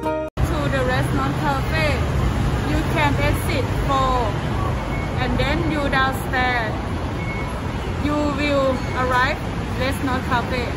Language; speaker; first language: English; non-native, learner; Thai